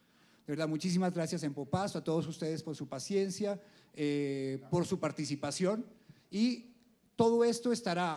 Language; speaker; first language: Spanish; native; Spanish